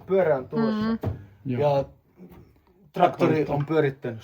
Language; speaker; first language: Finnish; native; Finnish